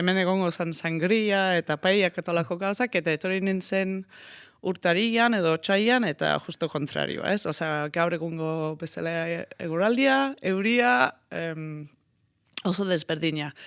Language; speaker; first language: Basque; non-native, fluent; Danish